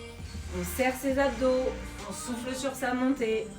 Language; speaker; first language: French; native; French